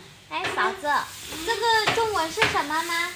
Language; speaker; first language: Chinese; non-native, fluent; Vietnamese